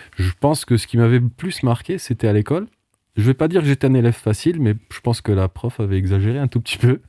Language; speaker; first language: French; non-native, local second language; Portuguese